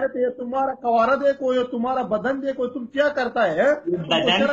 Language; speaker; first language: Hindi; non-native, learner; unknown